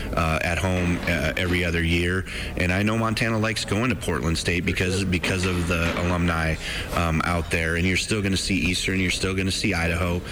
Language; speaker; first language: English; native; English